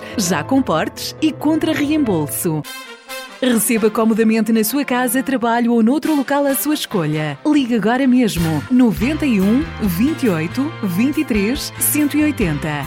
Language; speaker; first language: Portuguese; native; Portuguese